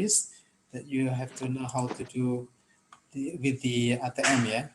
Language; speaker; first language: English; non-native, fluent; Indonesian